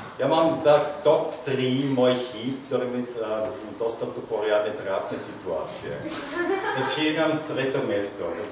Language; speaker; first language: Slovak; non-native, learner; German